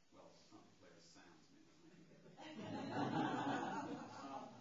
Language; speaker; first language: English; native; English